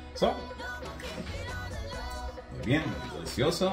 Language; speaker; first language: Spanish; non-native, learner; English